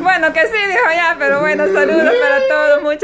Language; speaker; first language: Spanish; native; Spanish